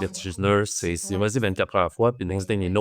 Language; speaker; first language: French; native; French